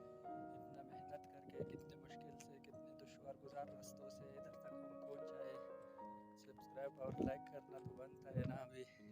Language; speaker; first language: Hindi; non-native, local second language; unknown